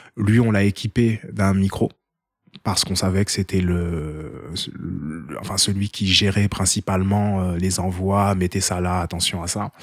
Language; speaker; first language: French; early bilingual, other home language; Haitian Creole